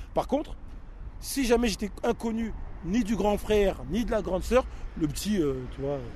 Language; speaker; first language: French; native; French